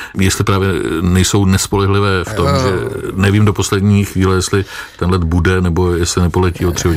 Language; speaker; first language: Czech; native; Czech